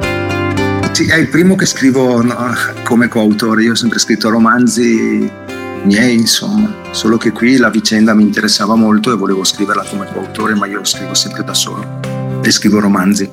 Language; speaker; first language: Italian; native; Italian